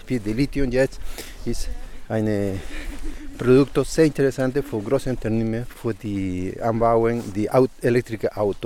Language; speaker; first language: German; non-native, learner; Spanish